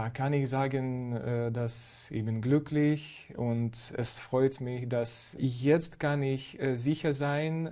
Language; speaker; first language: German; non-native, fluent; Ukrainian